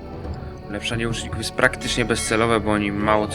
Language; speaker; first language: Polish; native; Polish